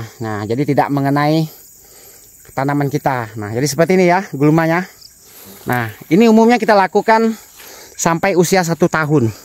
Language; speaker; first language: Indonesian; native; Indonesian